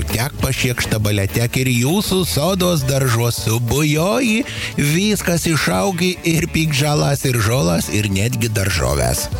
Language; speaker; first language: Lithuanian; native; Lithuanian